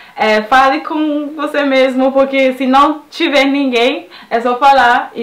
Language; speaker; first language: Portuguese; non-native, fluent; French